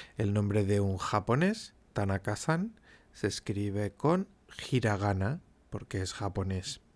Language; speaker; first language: Spanish; native; Spanish